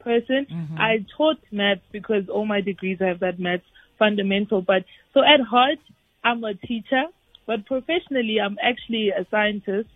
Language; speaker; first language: English; non-native, local second language; Venda